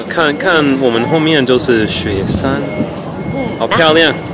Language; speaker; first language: Chinese; non-native, learner; English